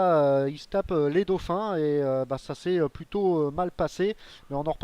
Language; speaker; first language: French; native; French